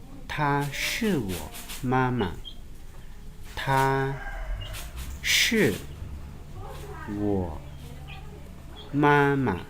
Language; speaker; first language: Chinese; non-native, learner; Lao